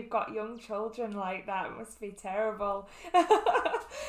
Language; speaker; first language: English; native; English